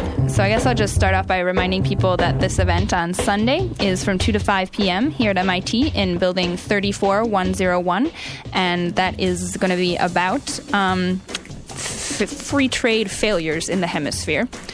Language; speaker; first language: English; native; English